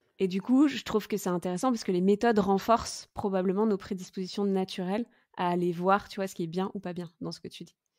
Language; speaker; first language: French; native; French